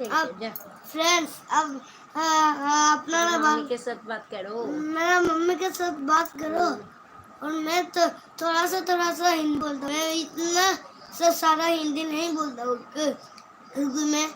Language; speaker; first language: Hindi; non-native, local second language; Bangla